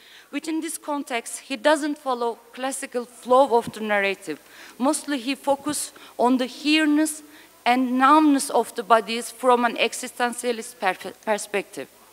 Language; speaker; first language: English; non-native, fluent; Turkish